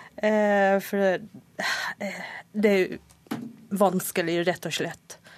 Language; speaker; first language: Norwegian; non-native, fluent; Spanish